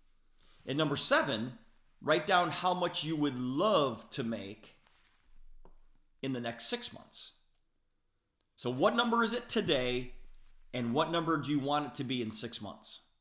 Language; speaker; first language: English; native; English